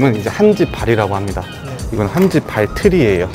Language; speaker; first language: Korean; native; Korean